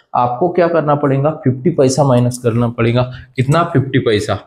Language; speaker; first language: Hindi; non-native, local second language; Marathi